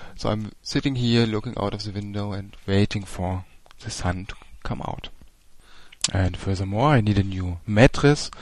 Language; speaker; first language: English; non-native, fluent; German